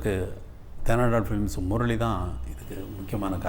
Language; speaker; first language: Tamil; native; Tamil